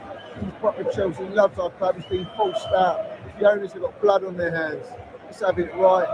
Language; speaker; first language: English; native; English